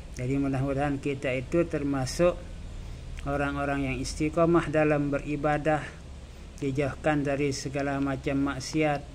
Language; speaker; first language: Indonesian; non-native, local second language; Sasak